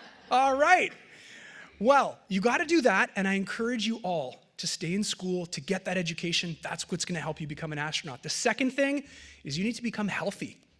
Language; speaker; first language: English; early bilingual, other home language; French